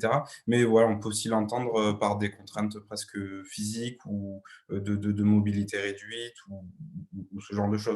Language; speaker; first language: French; native; French